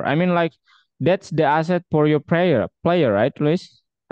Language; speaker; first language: English; non-native, fluent; Indonesian